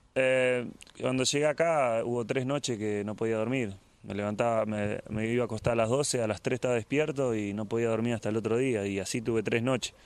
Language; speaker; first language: Spanish; native; Spanish